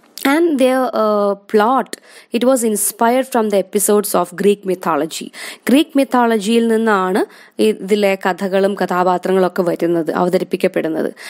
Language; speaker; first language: English; non-native, local second language; Malayalam